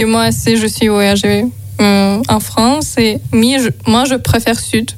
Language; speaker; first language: French; non-native, learner; Azerbaijani